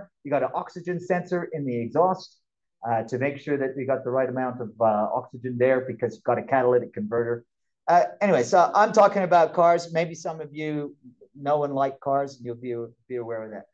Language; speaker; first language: English; native; English